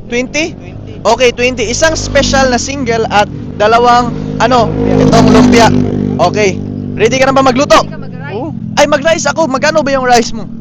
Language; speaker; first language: Filipino; non-native, local second language; Cebuano